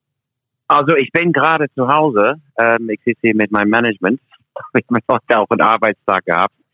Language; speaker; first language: German; non-native, fluent; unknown